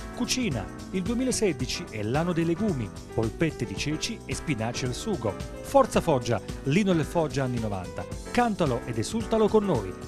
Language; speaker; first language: Italian; native; Italian